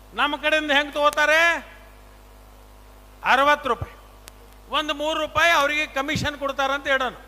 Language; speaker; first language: Kannada; native; Kannada